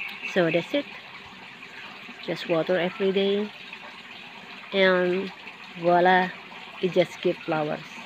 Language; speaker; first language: English; non-native, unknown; Indonesian